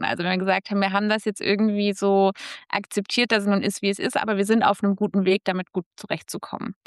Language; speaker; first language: German; native; German